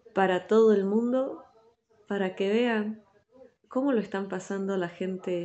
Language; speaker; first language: Spanish; non-native, fluent; Ukrainian